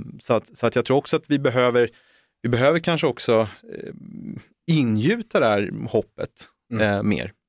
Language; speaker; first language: Swedish; native; Swedish